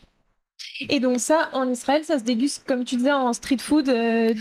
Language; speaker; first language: French; native; French